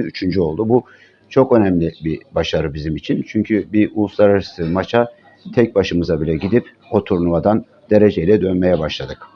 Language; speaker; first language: Turkish; native; Turkish